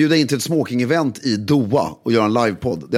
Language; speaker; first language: Swedish; native; Swedish